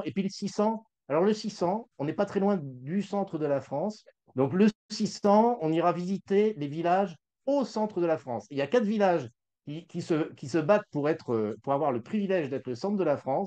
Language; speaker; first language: French; native; French